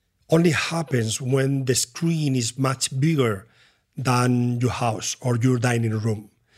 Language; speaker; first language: English; non-native, fluent; Spanish